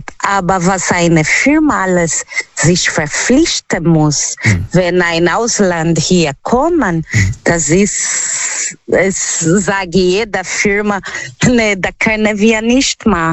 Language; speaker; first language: German; non-native, learner; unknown